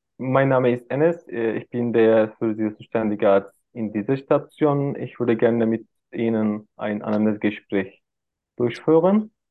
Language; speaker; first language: German; non-native, learner; Turkish